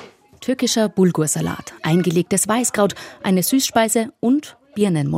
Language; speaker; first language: German; native; German